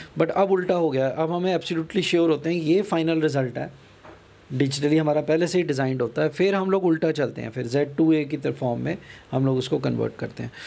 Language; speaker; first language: Hindi; non-native, local second language; Punjabi